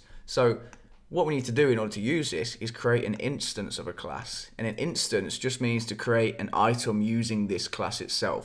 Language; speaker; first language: English; native; English